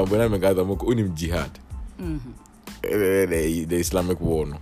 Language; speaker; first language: English; non-native, local second language; Akan